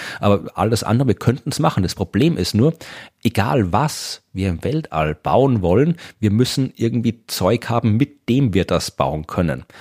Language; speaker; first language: German; native; German